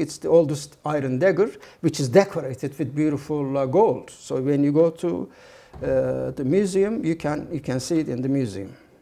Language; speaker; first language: English; non-native, fluent; Turkish